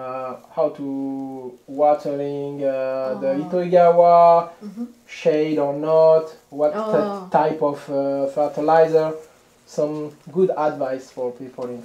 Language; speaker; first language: English; non-native, learner; French